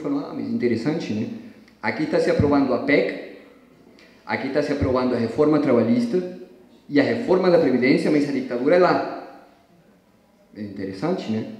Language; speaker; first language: Portuguese; non-native, fluent; Spanish